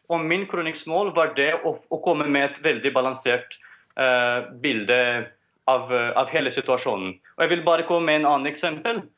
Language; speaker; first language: Norwegian; non-native, fluent; Romanian